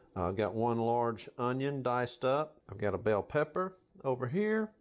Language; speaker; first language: English; native; English